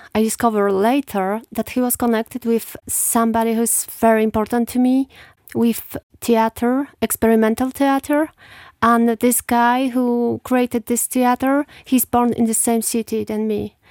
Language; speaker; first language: English; non-native, fluent; Polish